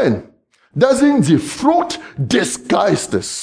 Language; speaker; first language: German; non-native, fluent; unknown